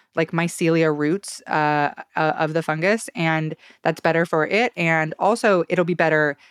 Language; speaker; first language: English; native; English